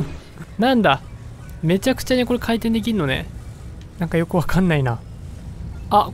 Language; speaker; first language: Japanese; native; Japanese